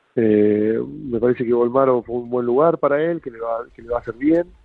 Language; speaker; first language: Spanish; native; Spanish